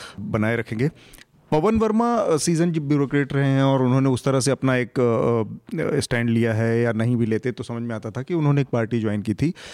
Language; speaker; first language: Hindi; native; Hindi